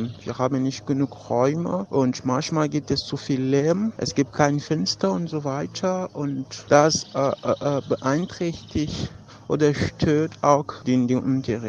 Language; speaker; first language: German; non-native, fluent; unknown